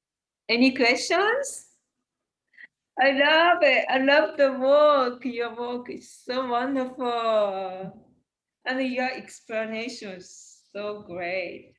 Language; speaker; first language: English; non-native, learner; Japanese